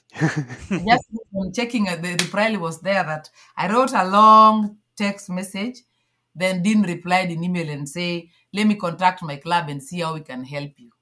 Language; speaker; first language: English; non-native, local second language; Luo (Kenya and Tanzania)